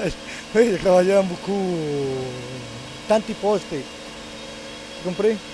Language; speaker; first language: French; non-native, learner; Italian